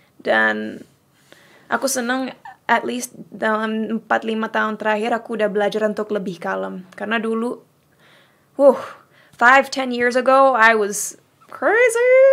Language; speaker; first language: Indonesian; native; Indonesian